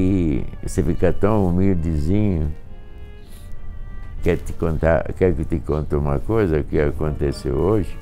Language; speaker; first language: Portuguese; non-native, fluent; Hungarian